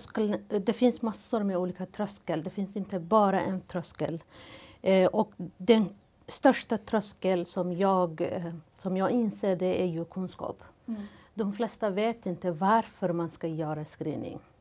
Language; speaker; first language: Swedish; non-native, fluent; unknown